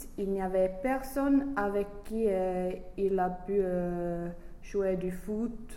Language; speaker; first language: French; non-native, fluent; English